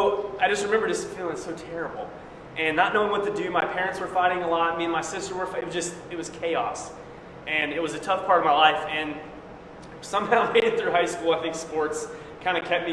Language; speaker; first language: English; native; English